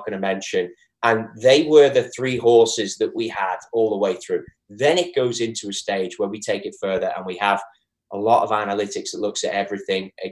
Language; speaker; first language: English; native; English